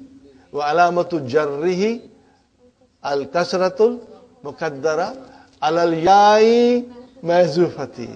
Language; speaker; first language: Arabic; non-native, fluent; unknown